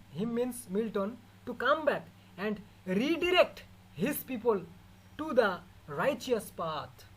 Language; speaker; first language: English; non-native, local second language; Bangla